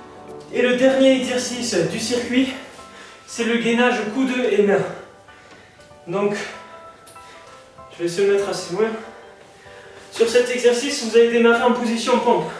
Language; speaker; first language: French; native; French